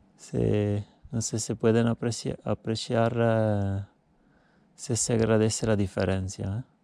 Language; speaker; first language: Spanish; non-native, fluent; Italian